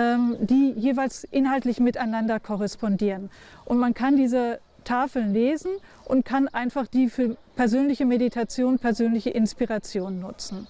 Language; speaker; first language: German; native; German